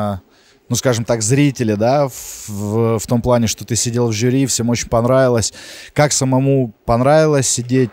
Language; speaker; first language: Russian; native; Russian